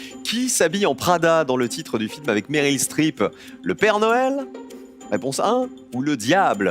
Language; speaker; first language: French; native; French